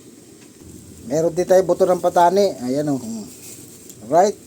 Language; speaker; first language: Filipino; native; Filipino